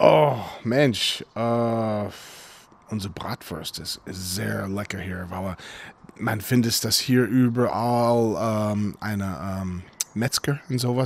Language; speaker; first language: German; non-native, fluent; English